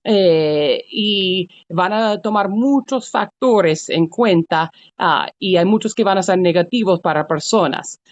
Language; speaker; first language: Spanish; non-native, fluent; English